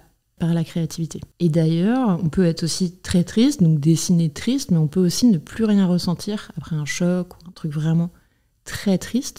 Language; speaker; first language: French; native; French